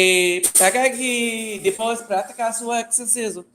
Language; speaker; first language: Portuguese; non-native, learner; English